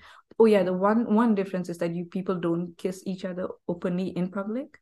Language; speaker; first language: English; non-native, local second language; Tamil